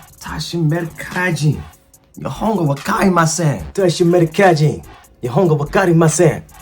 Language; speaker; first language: Japanese; non-native, fluent; English